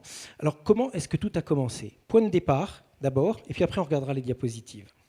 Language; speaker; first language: French; native; French